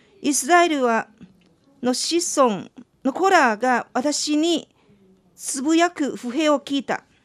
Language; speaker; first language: Japanese; non-native, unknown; Chinese